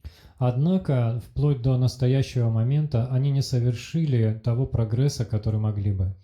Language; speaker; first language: Russian; native; Russian